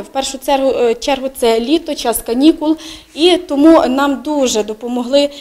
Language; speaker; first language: Ukrainian; native; Ukrainian